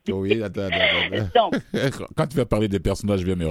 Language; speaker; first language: French; native; French